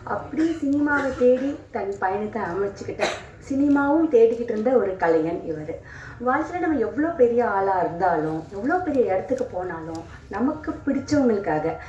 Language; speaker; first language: Tamil; native; Tamil